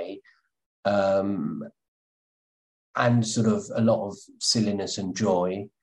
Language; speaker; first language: English; native; English